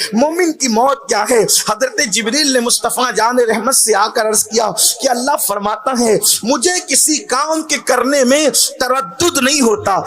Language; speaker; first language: Urdu; native; Urdu